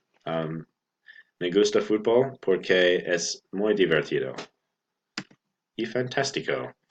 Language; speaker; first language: Spanish; non-native, learner; English